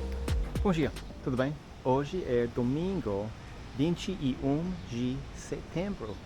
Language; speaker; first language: Portuguese; non-native, learner; English